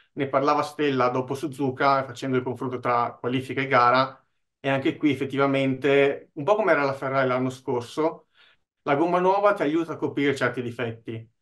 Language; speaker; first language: Italian; native; Italian